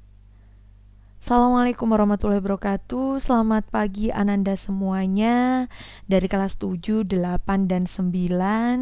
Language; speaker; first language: Indonesian; native; Indonesian